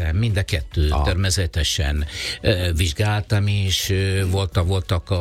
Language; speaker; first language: Hungarian; non-native, fluent; Italian